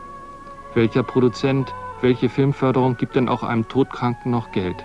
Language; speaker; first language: German; native; German